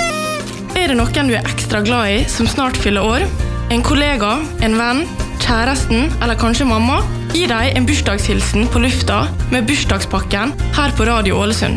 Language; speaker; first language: Norwegian; native; Norwegian